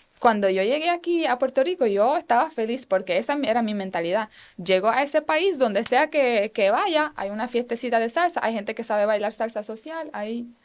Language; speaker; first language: Spanish; non-native, fluent; Romanian